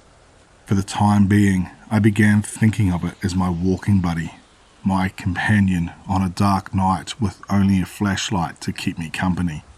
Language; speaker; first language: English; native; English